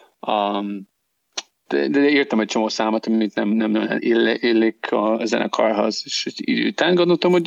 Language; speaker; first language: Hungarian; non-native, learner; English